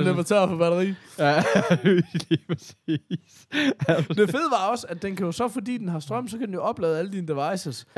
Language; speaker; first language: Danish; native; Danish